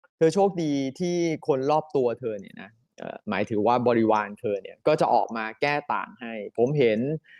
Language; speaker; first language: Thai; native; Thai